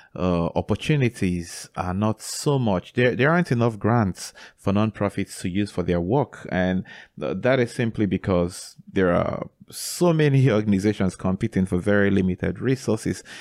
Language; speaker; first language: English; non-native, local second language; Igbo